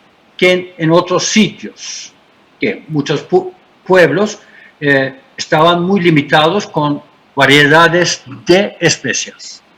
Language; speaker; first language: Spanish; non-native, fluent; Turkish